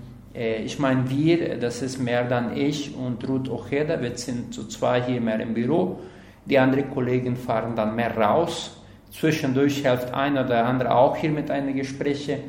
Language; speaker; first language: German; non-native, learner; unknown